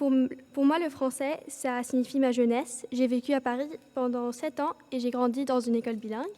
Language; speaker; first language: French; early bilingual, other home language; English